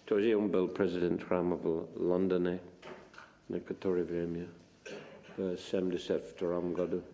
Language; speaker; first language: Russian; non-native, fluent; English